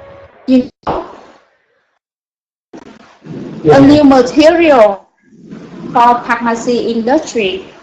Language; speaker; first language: English; non-native, learner; Vietnamese